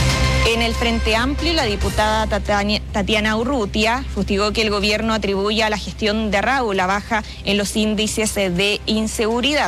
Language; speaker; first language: Spanish; native; Spanish